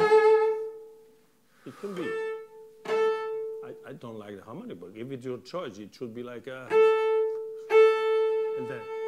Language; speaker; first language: English; non-native, fluent; Catalan